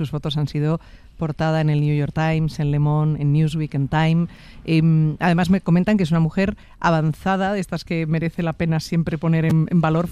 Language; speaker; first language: Spanish; native; Spanish